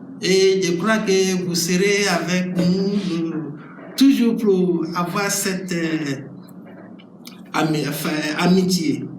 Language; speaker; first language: French; non-native, learner; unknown